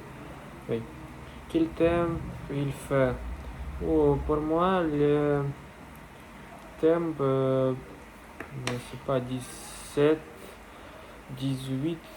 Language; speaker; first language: French; non-native, learner; Russian